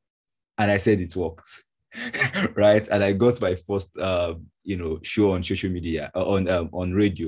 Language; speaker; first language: English; non-native, local second language; Yoruba